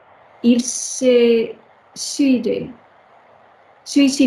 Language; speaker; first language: French; non-native, learner; English